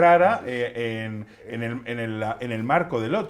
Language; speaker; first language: Spanish; native; Spanish